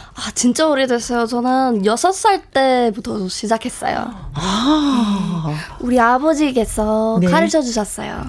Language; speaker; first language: Korean; non-native, fluent; English